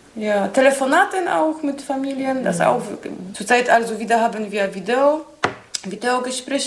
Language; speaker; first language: German; non-native, learner; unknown